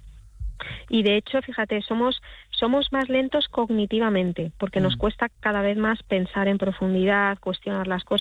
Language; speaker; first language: Spanish; native; Spanish